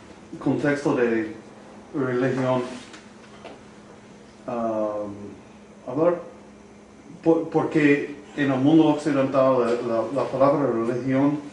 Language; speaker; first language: Spanish; non-native, learner; English